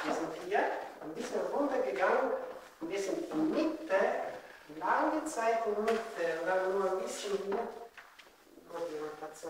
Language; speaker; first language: German; non-native, fluent; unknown